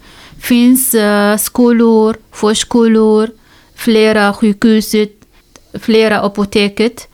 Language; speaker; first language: Swedish; non-native, learner; Arabic